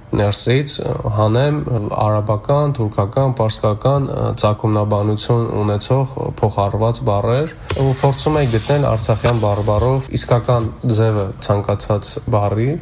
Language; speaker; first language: Armenian; native; Armenian